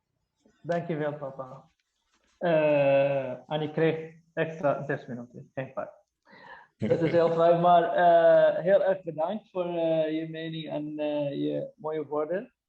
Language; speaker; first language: Dutch; non-native, fluent; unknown